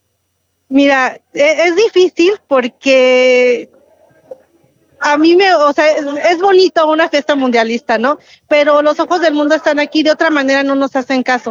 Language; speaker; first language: Spanish; native; Spanish